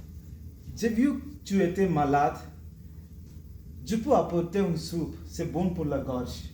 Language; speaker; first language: French; non-native, learner; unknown